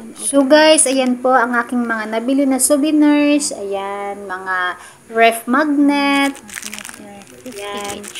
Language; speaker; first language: Filipino; non-native, local second language; Cebuano